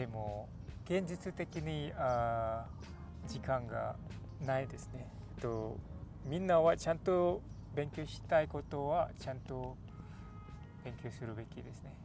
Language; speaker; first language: Japanese; non-native, learner; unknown